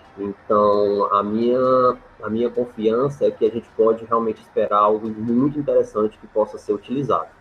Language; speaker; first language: Portuguese; native; Portuguese